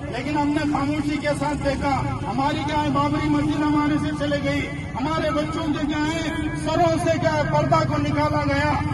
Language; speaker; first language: Urdu; native; Urdu